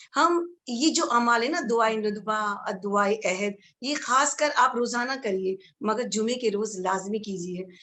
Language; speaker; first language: Urdu; native; Urdu